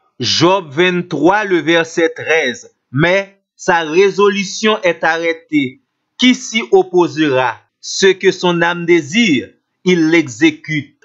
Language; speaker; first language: French; non-native, local second language; Haitian Creole